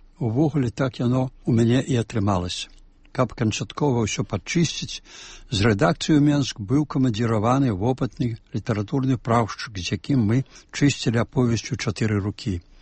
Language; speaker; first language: Belarusian; native; Belarusian